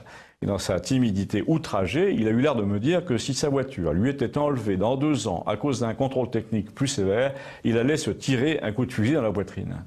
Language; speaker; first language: French; native; French